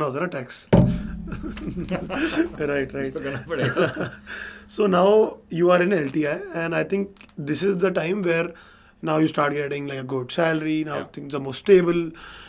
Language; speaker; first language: English; non-native, local second language; Hindi